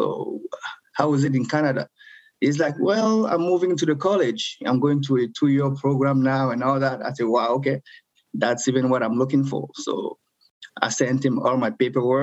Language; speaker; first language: English; non-native, local second language; French